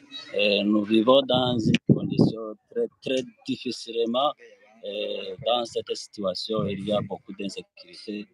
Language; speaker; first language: French; non-native, local second language; Rundi